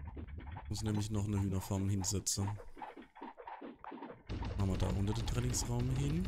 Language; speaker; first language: German; native; German